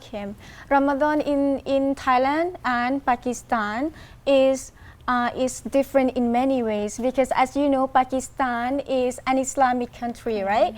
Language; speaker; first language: English; non-native, fluent; Thai